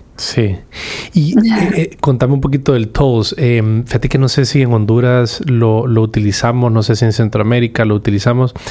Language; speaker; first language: Spanish; native; Spanish